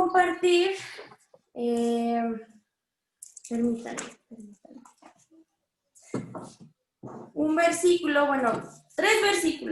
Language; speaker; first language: Spanish; native; Spanish